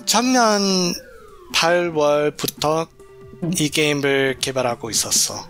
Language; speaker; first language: Korean; non-native, learner; English